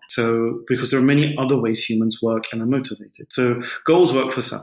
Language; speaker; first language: English; native; English